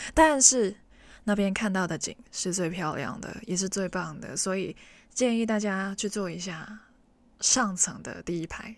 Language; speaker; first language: Chinese; non-native, local second language; Cantonese